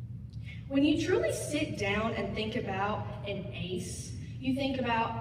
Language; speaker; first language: English; native; English